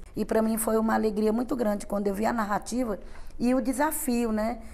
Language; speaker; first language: Portuguese; non-native, local second language; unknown